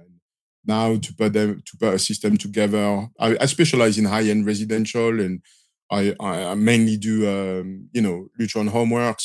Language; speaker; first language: English; non-native, fluent; French